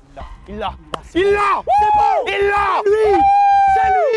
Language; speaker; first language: French; native; French